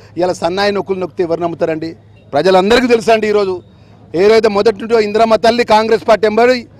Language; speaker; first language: Telugu; native; Telugu